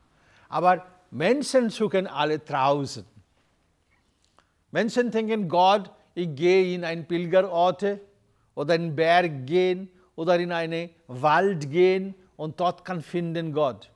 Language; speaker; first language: German; non-native, learner; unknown